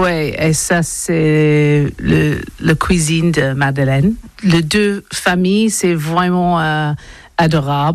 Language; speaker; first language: French; non-native, learner; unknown